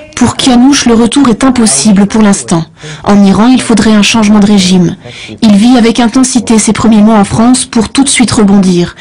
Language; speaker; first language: French; native; French